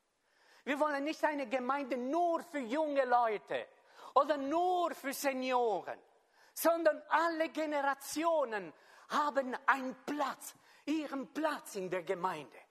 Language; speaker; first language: German; non-native, fluent; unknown